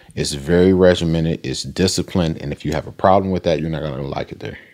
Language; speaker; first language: English; native; English